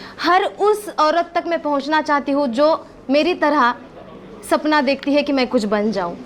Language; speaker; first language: Hindi; non-native, local second language; Marathi